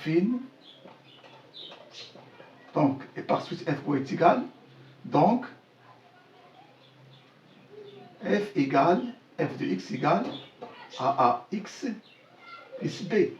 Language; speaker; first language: French; non-native, local second language; Arabic